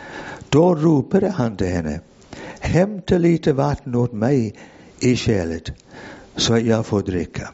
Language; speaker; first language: Swedish; non-native, fluent; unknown